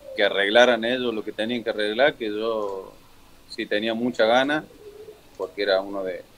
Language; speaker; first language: Spanish; native; Spanish